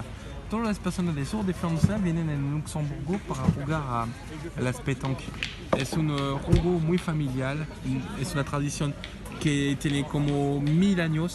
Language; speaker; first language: Spanish; non-native, learner; French